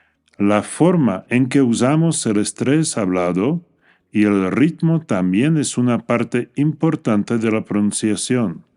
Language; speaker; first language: Spanish; non-native, fluent; English